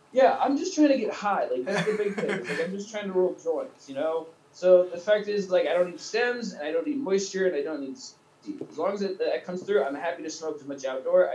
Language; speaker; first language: English; native; English